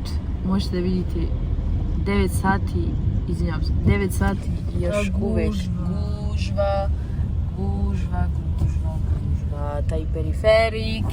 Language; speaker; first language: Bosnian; early bilingual, heritage; Serbian